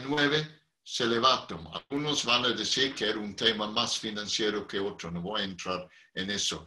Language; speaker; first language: Spanish; non-native, fluent; English